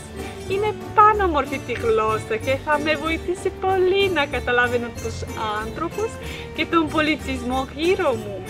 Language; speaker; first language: Greek; non-native, learner; Romanian